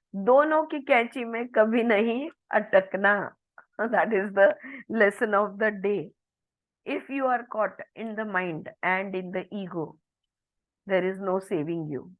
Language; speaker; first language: Hindi; non-native, local second language; Marathi